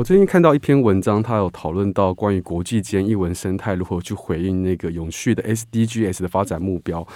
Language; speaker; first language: Chinese; native; Chinese